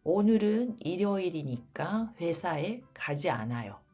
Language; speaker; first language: Korean; early bilingual, heritage; Japanese